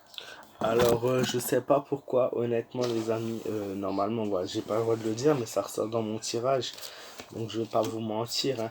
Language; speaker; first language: French; native; French